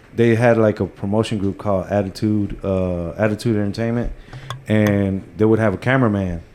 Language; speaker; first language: English; early bilingual, other home language; Spanish